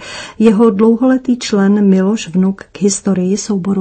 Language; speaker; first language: Czech; native; Czech